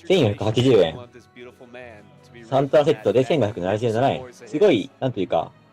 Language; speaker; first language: Japanese; native; Japanese